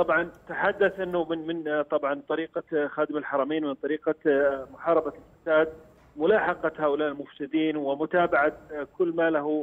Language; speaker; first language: Arabic; native; Arabic